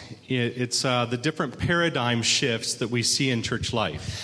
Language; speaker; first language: English; native; English